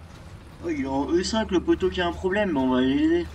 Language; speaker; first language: French; native; French